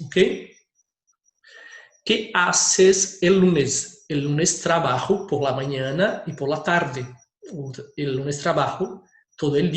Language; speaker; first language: Spanish; non-native, fluent; Portuguese